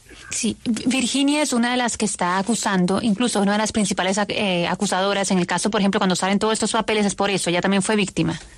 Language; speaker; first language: Spanish; native; Spanish